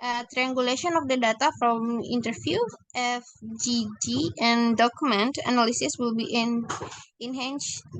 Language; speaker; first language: English; non-native, learner; Indonesian